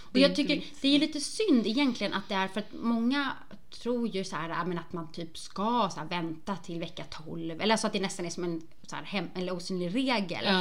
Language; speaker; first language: Swedish; native; Swedish